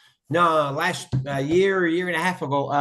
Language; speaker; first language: English; native; English